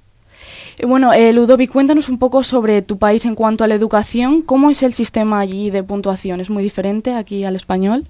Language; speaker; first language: Spanish; native; Spanish